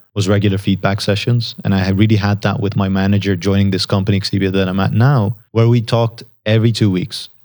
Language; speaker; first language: English; non-native, fluent; Dutch